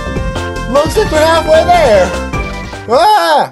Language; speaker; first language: English; native; English